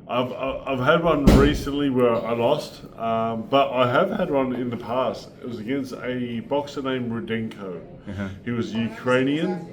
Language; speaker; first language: English; native; English